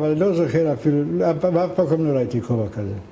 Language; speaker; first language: Hebrew; non-native, fluent; Hungarian